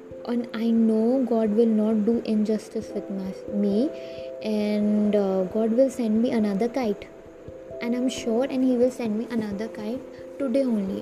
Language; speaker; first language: English; non-native, local second language; Hindi